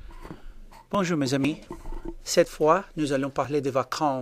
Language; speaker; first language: French; non-native, fluent; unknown